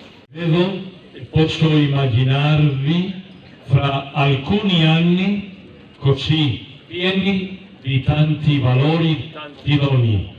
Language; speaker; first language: Italian; non-native, fluent; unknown